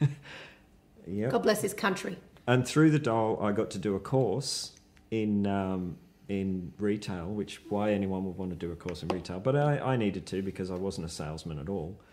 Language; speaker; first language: English; native; English